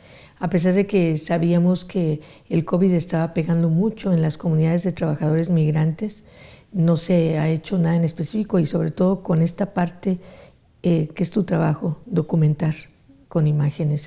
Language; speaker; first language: Spanish; native; Spanish